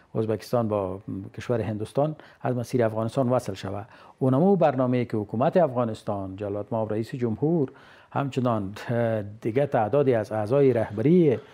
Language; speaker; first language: Persian; native; Persian